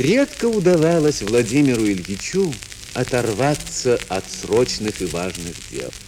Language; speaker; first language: Russian; native; Russian